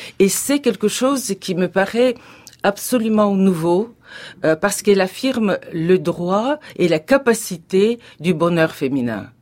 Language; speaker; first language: French; non-native, fluent; Bulgarian